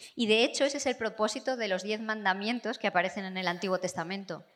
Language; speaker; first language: Spanish; non-native, fluent; English